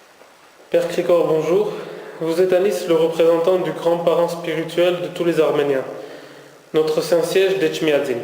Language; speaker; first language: French; native; French